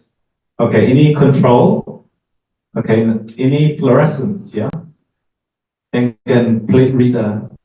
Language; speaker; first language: Indonesian; non-native, learner; English